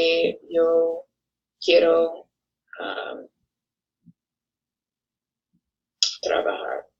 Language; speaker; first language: Spanish; non-native, learner; English